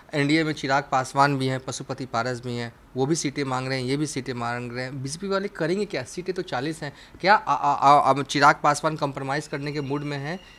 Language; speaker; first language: Hindi; native; Hindi